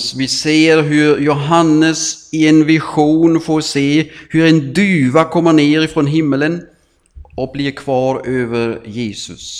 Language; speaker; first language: Swedish; non-native, fluent; German